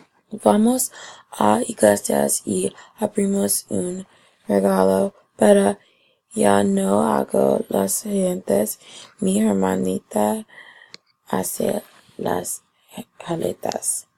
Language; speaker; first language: Spanish; non-native, learner; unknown